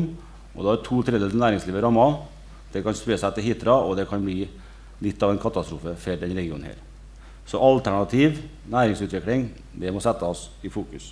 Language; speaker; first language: Norwegian; native; Norwegian